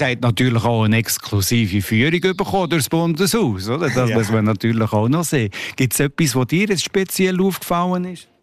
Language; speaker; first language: German; native; German